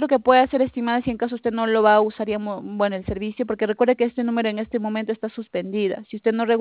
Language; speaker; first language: Spanish; native; Spanish